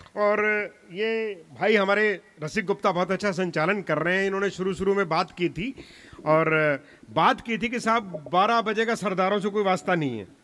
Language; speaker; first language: Hindi; non-native, local second language; Punjabi